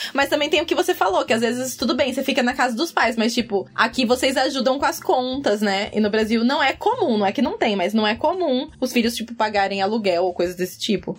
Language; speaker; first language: Portuguese; native; Portuguese